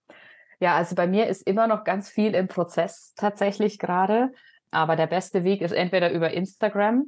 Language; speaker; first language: German; native; German